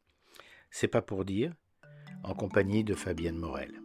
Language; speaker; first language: French; native; French